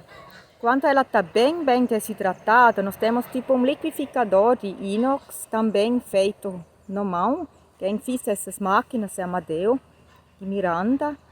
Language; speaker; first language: Portuguese; non-native, fluent; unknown